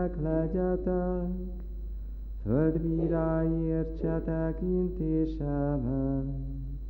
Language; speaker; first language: Hungarian; native; Hungarian